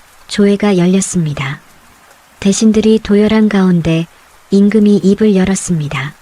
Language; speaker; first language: Korean; native; Korean